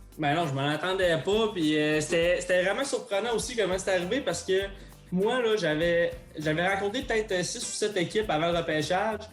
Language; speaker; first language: French; native; French